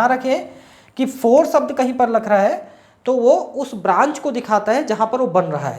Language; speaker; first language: Hindi; native; Hindi